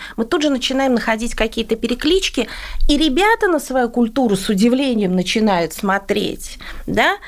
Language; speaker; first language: Russian; non-native, fluent; Arabic